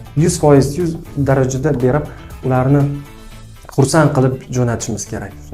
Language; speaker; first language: Uzbek; native; Uzbek